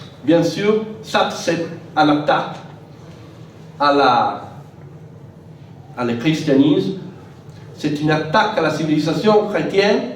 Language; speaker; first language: French; non-native, fluent; Italian